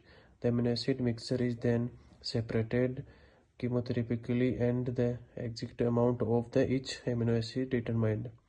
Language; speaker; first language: English; non-native, learner; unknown